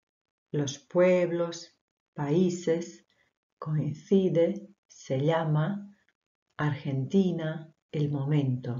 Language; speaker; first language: Spanish; non-native, fluent; Croatian